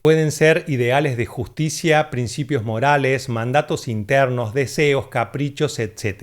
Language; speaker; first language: Spanish; native; Spanish